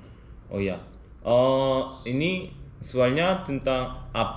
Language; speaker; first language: Indonesian; non-native, learner; Korean